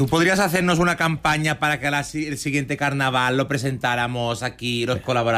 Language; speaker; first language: Spanish; native; Spanish